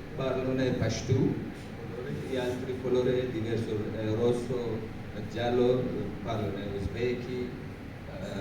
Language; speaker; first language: Italian; non-native, learner; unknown